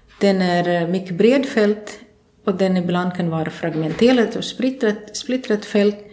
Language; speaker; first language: Swedish; non-native, fluent; Latvian